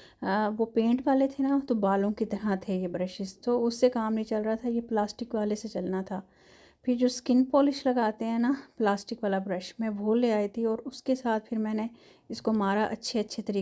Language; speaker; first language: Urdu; non-native, local second language; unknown